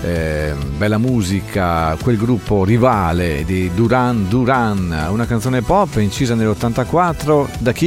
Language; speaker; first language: Italian; native; Italian